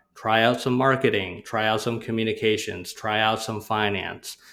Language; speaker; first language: English; native; English